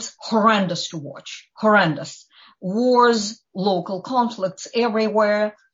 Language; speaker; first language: English; non-native, fluent; Ukrainian